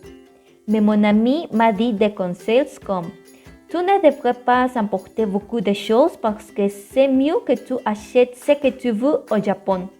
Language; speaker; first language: French; non-native, learner; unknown